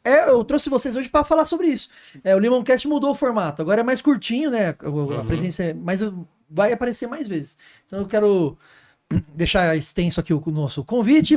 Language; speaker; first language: Portuguese; native; Portuguese